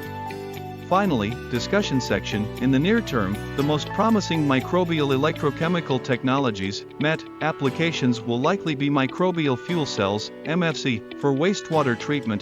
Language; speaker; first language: English; non-native, fluent; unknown